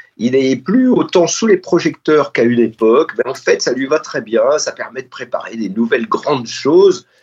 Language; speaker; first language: French; native; French